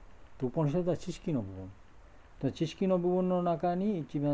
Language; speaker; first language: Japanese; non-native, fluent; Bangla